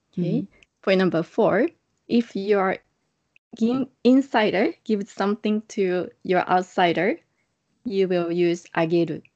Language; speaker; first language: English; non-native, fluent; Japanese